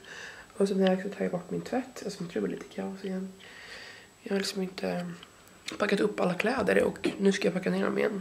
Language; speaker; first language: Swedish; native; Swedish